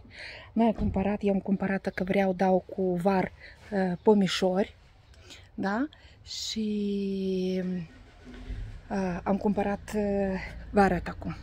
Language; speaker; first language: Romanian; non-native, learner; Russian